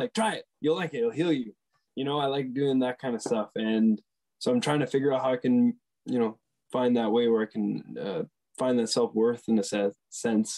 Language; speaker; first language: English; non-native, fluent; French